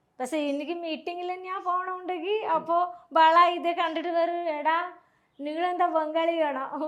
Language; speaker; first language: Malayalam; non-native, local second language; Odia